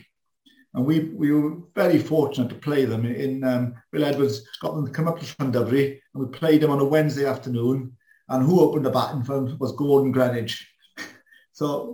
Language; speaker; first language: English; non-native, local second language; Welsh